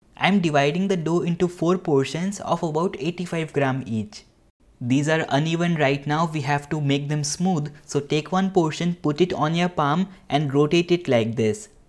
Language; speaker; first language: English; non-native, local second language; Hindi